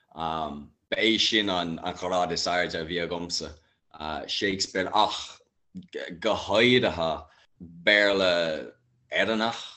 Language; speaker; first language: Irish; non-native, local second language; English